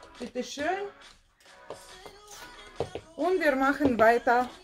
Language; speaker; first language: German; non-native, fluent; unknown